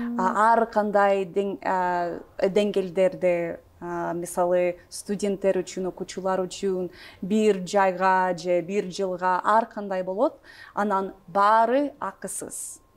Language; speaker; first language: Kyrgyz; non-native, learner; English